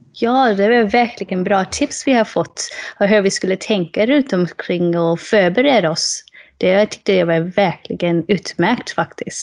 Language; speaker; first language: Swedish; non-native, fluent; English